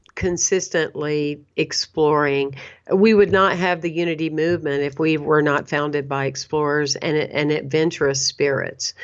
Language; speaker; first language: English; native; English